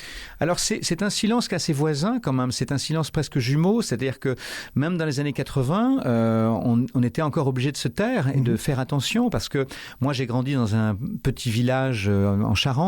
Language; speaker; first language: French; native; French